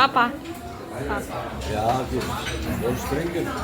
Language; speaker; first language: German; non-native, learner; Ukrainian